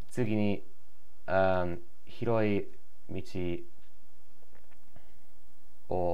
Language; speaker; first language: Japanese; non-native, learner; English